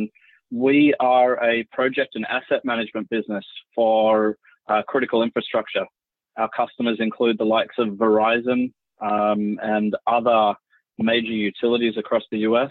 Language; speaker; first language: English; native; English